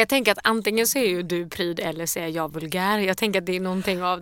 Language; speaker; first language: Swedish; native; Swedish